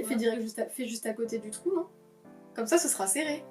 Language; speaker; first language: French; native; French